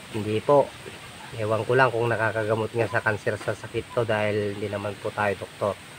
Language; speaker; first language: Filipino; non-native, local second language; Iloko